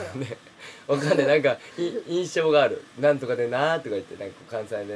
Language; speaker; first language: Japanese; native; Japanese